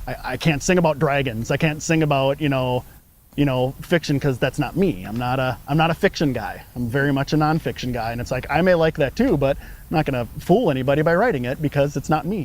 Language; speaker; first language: English; native; English